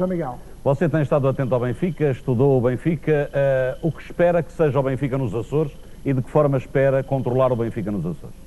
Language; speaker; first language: Portuguese; native; Portuguese